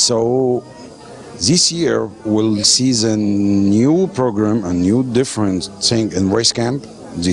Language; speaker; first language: English; non-native, learner; Arabic